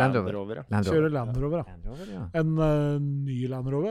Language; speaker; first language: Norwegian; native; Norwegian